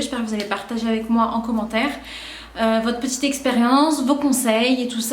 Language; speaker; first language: French; native; French